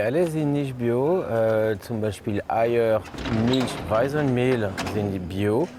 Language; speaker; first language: German; non-native, learner; French